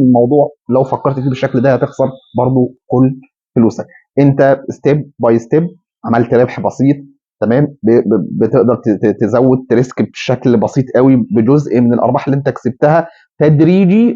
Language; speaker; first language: Arabic; native; Arabic